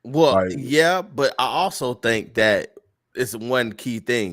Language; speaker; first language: English; native; English